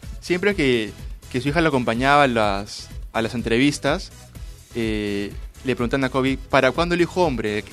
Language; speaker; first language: Spanish; native; Spanish